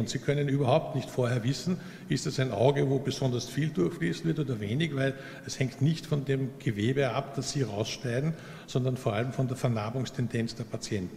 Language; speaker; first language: German; native; German